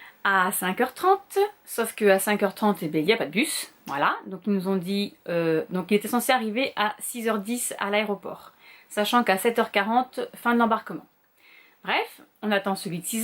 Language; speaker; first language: French; native; French